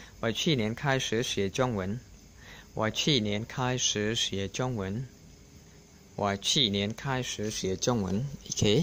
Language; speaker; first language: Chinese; non-native, learner; Khmer